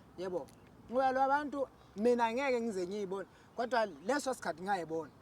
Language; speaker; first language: Zulu; non-native, local second language; Southern Sotho